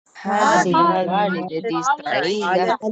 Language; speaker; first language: Arabic; non-native, learner; Tamil